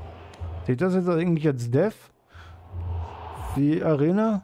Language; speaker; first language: German; native; German